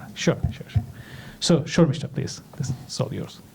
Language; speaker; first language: English; non-native, local second language; Bangla